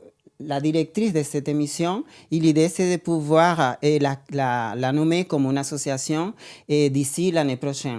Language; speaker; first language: French; non-native, learner; Spanish